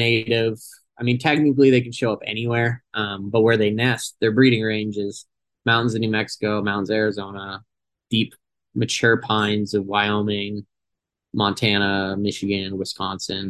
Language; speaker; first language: English; native; English